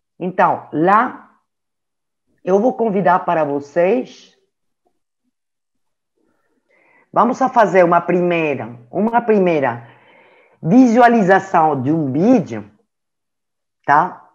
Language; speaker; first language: Portuguese; non-native, learner; French